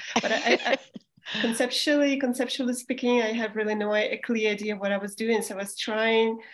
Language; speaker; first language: English; non-native, fluent; Russian